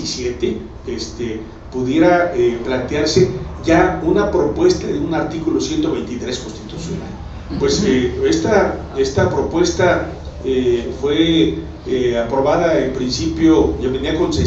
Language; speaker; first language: Spanish; native; Spanish